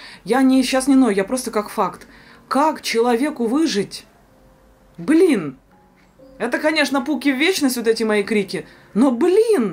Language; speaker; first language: Russian; native; Russian